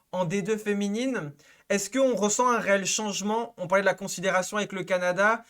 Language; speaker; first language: French; native; French